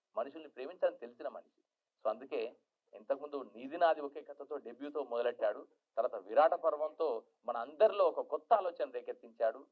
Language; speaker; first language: Telugu; native; Telugu